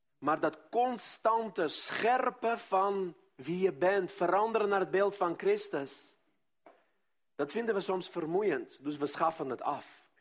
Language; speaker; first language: Dutch; non-native, fluent; Armenian